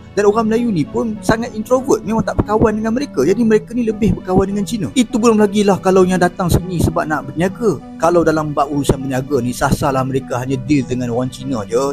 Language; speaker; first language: Malay; native; Malay